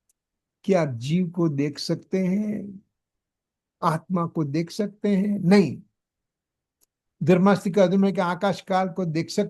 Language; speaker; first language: Hindi; non-native, local second language; Gujarati